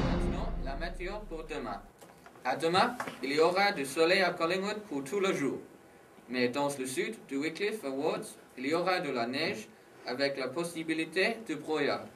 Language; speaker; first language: French; non-native, learner; English